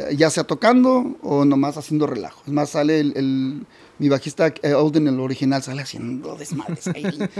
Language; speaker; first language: Spanish; early bilingual, heritage; Spanish